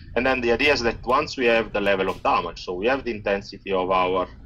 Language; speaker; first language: English; non-native, fluent; Italian